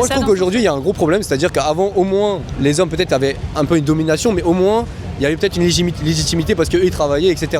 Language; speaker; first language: French; native; French